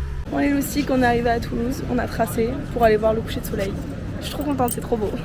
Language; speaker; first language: French; native; French